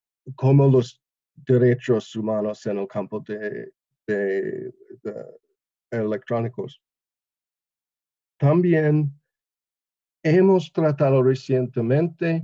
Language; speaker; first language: Spanish; non-native, learner; English